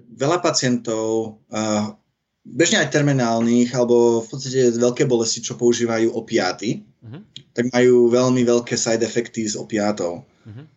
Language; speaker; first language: Slovak; early bilingual, heritage; Dutch